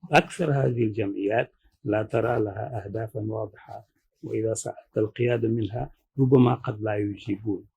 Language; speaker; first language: Arabic; non-native, fluent; Wolof